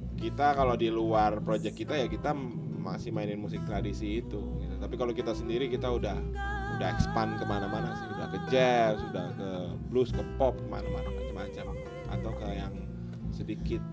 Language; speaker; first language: Indonesian; native; Indonesian